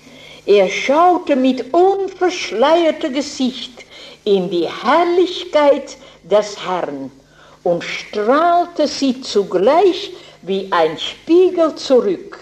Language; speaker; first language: German; non-native, fluent; Dutch